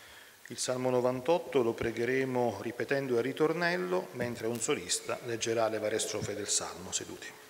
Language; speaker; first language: Italian; native; Italian